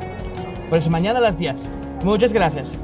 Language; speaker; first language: Spanish; non-native, learner; English